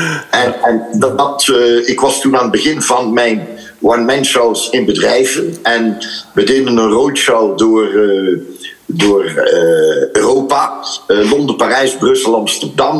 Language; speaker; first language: Dutch; native; Dutch